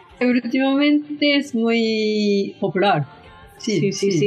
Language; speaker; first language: Spanish; non-native, learner; Japanese